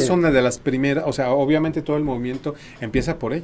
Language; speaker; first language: Spanish; native; Spanish